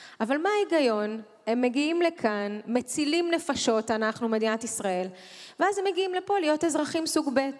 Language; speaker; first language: Hebrew; early bilingual, other home language; Russian